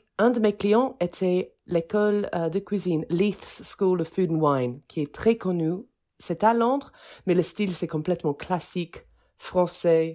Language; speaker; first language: French; non-native, fluent; English